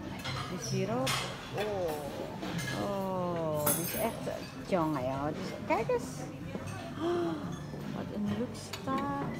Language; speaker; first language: Dutch; non-native, learner; Indonesian